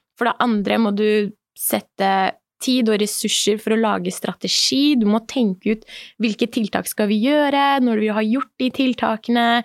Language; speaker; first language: Norwegian; early bilingual, other home language; Persian